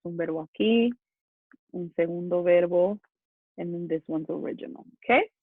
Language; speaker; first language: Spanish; early bilingual, other home language; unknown